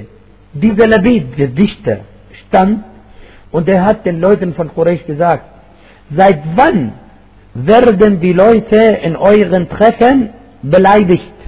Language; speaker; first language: German; non-native, fluent; Arabic